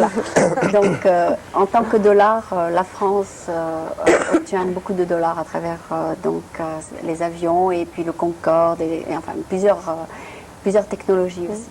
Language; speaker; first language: French; native; French